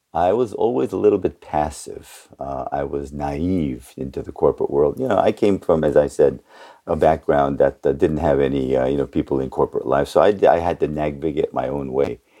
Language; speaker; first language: English; early bilingual, other home language; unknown